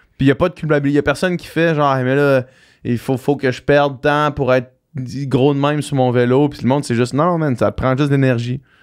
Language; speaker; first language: French; native; French